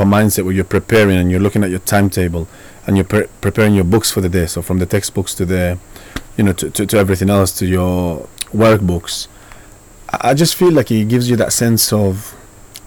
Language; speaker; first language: English; non-native, fluent; Spanish